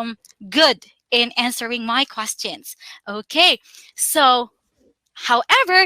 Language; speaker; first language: English; non-native, local second language; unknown